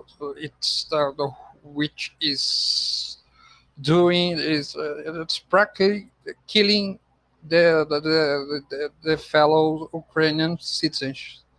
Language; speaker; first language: English; non-native, fluent; Portuguese